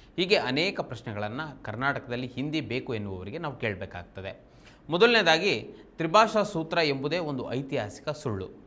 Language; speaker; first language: Kannada; native; Kannada